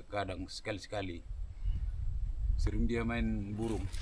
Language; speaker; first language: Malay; non-native, local second language; Batak Toba